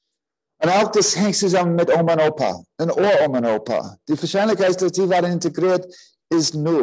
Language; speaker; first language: German; non-native, fluent; English